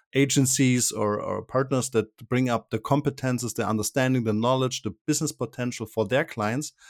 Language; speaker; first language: English; non-native, fluent; German